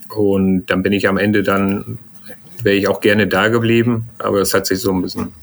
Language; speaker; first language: German; native; German